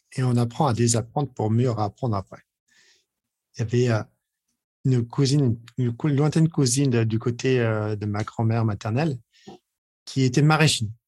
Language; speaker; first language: French; native; French